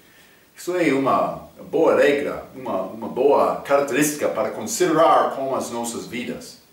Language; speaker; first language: Portuguese; non-native, fluent; English